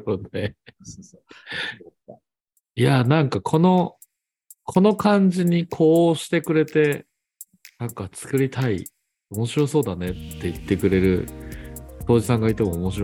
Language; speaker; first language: Japanese; native; Japanese